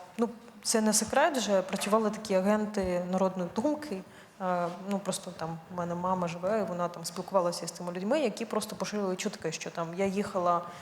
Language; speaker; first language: Ukrainian; non-native, local second language; Crimean Tatar